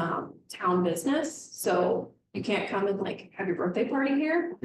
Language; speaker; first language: English; native; English